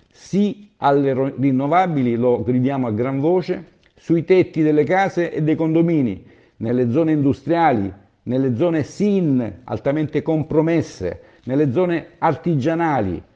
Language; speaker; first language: Italian; native; Italian